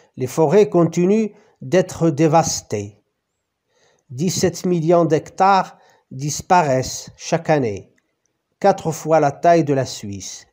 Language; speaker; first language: French; non-native, local second language; Arabic